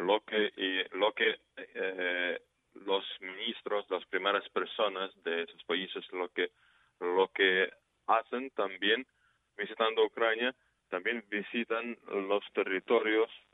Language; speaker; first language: Spanish; non-native, fluent; Ukrainian